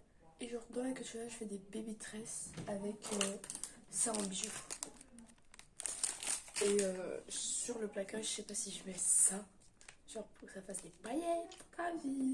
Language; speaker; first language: French; native; French